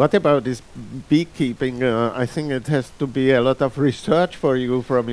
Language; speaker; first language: English; non-native, fluent; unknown